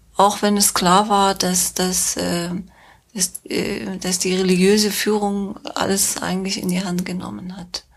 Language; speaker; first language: German; non-native, fluent; Persian